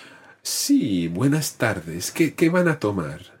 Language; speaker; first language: Spanish; non-native, fluent; English